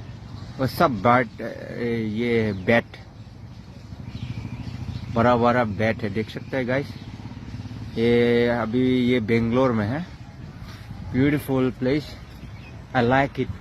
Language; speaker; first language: Hindi; non-native, local second language; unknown